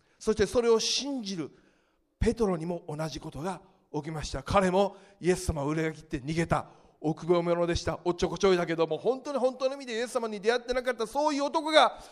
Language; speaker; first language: Japanese; native; Japanese